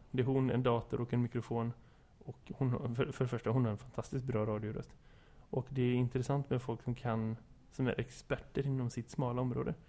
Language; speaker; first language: Swedish; native; Swedish